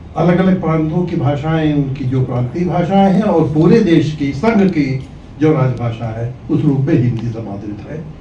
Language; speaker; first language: Hindi; native; Hindi